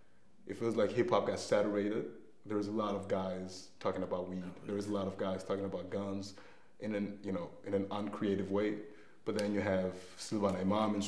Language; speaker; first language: English; non-native, fluent; Danish